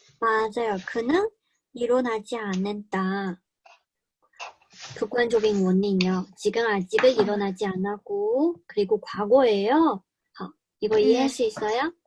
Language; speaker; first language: Korean; non-native, learner; Chinese